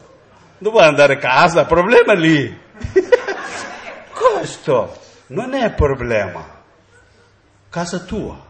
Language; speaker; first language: Italian; non-native, learner; Tibetan